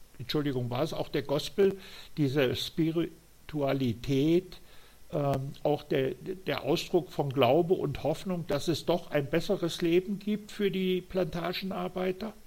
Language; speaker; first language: German; native; German